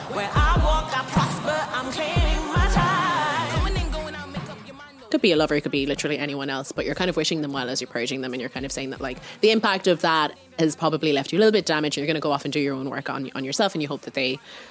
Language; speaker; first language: English; native; English